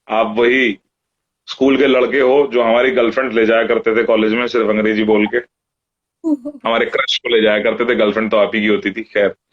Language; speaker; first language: Hindi; native; Hindi